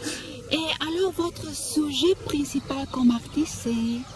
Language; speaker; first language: French; non-native, learner; English